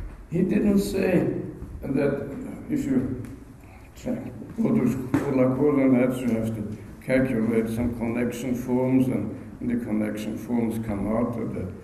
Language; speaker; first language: English; non-native, fluent; German